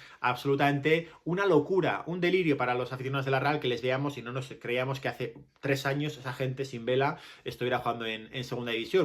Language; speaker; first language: Spanish; native; Spanish